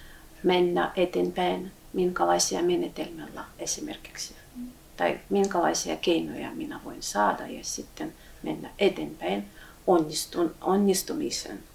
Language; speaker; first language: Finnish; non-native, fluent; Russian